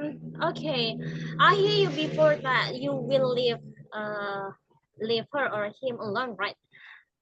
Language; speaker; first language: English; non-native, learner; Indonesian